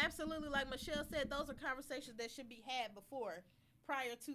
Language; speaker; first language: English; native; English